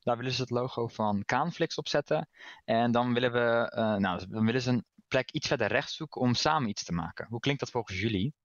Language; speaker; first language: Dutch; early bilingual, other home language; Turkish